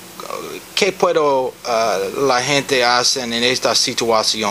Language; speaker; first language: Spanish; non-native, learner; English